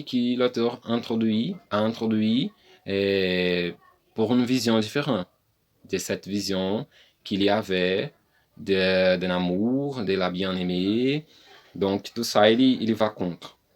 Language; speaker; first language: French; non-native, learner; Portuguese